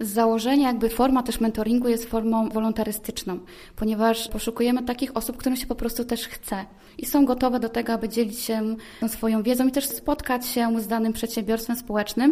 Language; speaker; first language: Polish; native; Polish